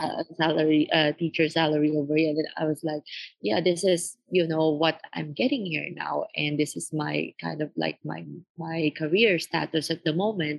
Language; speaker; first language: English; non-native, local second language; Filipino